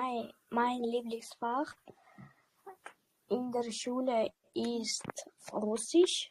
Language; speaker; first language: German; non-native, learner; Uzbek